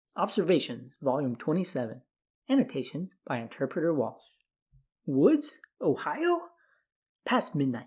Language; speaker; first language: English; native; English